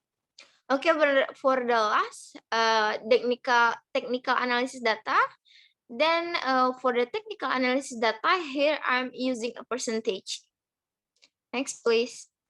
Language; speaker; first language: English; non-native, learner; Indonesian